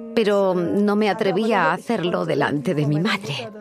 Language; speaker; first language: Spanish; non-native, fluent; German